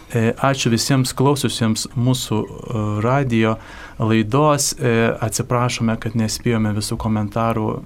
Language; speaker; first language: Lithuanian; native; Lithuanian